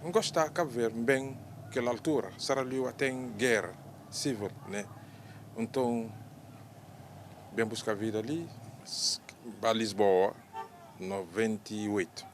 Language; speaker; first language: Portuguese; non-native, learner; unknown